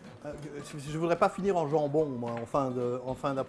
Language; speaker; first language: French; native; French